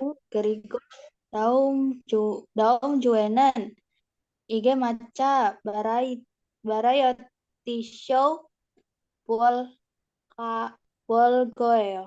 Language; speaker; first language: Korean; non-native, learner; Indonesian